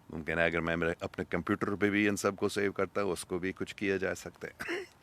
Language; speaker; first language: Urdu; non-native, fluent; English